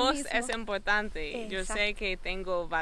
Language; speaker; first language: Spanish; non-native, fluent; English